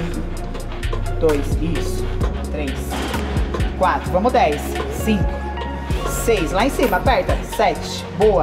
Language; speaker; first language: Portuguese; native; Portuguese